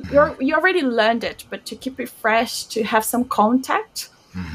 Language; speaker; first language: English; non-native, fluent; Bulgarian